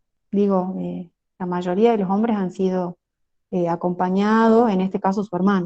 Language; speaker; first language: Spanish; native; Spanish